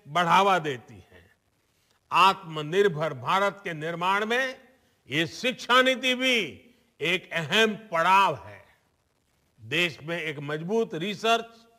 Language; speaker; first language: Hindi; non-native, local second language; Gujarati